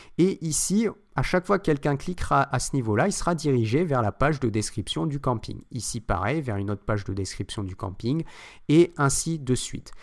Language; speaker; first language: French; native; French